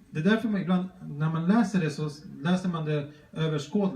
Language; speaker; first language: Swedish; early bilingual, other home language; Spanish